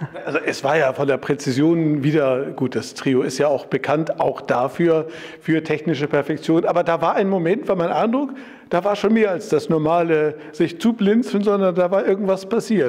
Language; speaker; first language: German; native; German